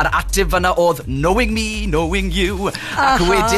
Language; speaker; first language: Welsh; native; Welsh